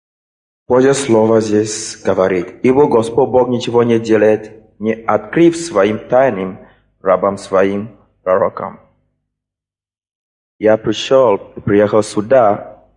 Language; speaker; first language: Russian; non-native, fluent; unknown